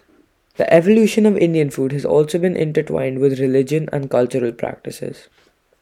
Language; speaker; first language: English; non-native, local second language; Hindi